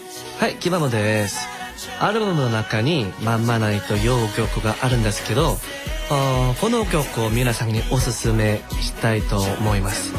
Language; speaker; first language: Japanese; non-native, learner; Korean